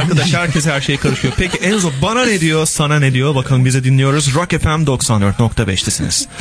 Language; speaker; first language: Turkish; native; Turkish